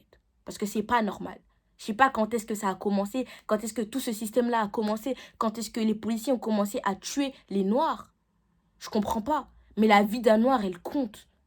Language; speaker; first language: French; native; French